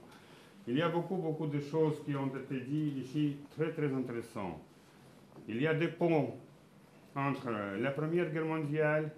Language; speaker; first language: French; non-native, fluent; Russian